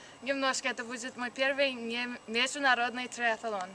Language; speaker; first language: Russian; non-native, learner; English